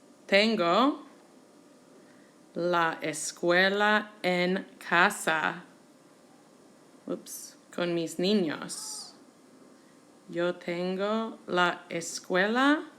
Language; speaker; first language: Spanish; non-native, fluent; English